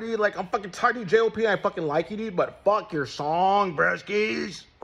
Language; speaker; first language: English; native; English